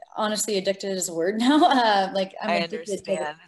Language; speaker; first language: English; native; English